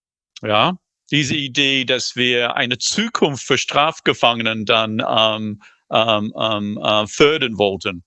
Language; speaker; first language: German; non-native, fluent; English